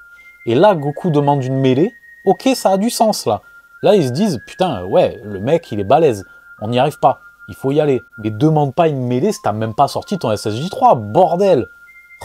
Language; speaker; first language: French; native; French